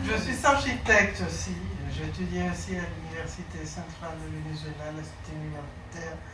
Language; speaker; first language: French; non-native, learner; Spanish